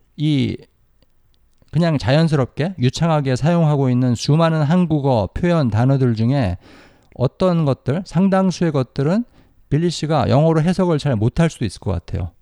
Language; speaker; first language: Korean; native; Korean